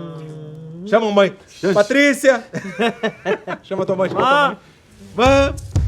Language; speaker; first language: Portuguese; native; Portuguese